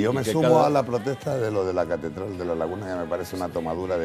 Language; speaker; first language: Spanish; native; Spanish